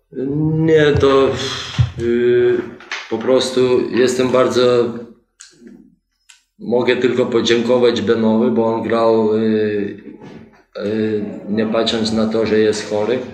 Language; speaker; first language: Polish; non-native, fluent; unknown